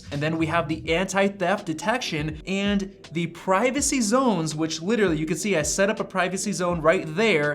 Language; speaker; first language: English; native; English